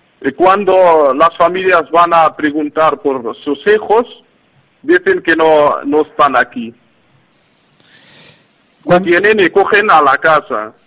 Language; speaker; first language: Spanish; non-native, learner; Arabic